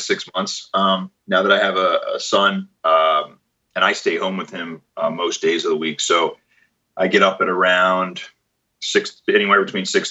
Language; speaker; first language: English; native; English